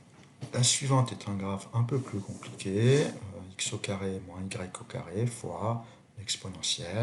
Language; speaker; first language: French; native; French